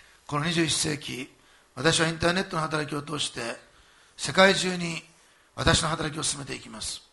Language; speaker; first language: Japanese; native; Japanese